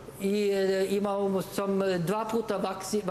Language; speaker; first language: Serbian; non-native, learner; Norwegian